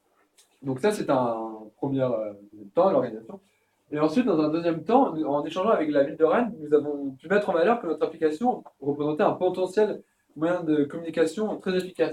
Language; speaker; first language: French; native; French